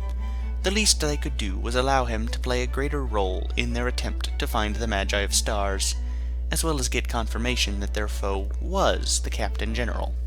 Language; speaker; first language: English; native; English